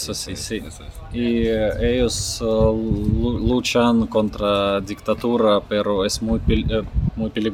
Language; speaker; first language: Spanish; non-native, learner; Russian